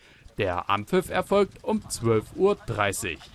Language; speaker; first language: German; native; German